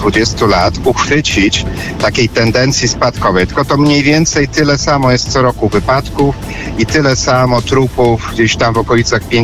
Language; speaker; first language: Polish; native; Polish